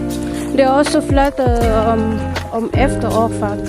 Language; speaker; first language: Danish; non-native, learner; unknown